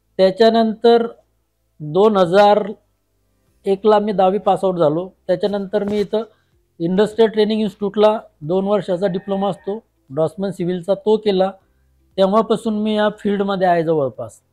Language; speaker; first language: Marathi; native; Marathi